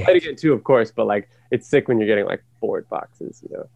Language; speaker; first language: English; native; English